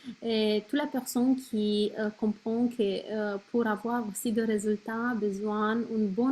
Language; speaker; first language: French; non-native, learner; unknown